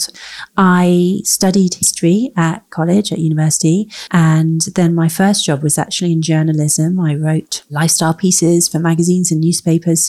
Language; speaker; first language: English; native; English